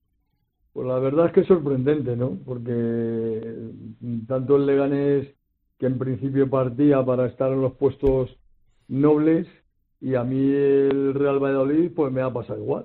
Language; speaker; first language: Spanish; native; Spanish